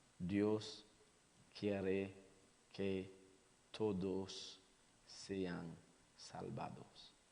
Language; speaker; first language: Spanish; non-native, learner; Haitian Creole